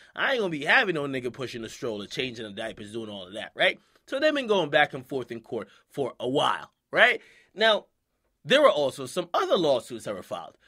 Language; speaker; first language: English; native; English